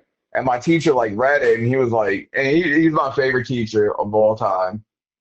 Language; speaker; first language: English; native; English